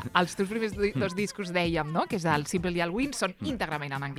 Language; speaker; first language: Catalan; native; Catalan